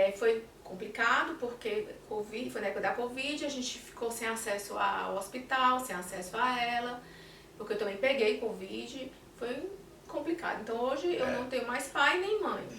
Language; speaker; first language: Portuguese; native; Portuguese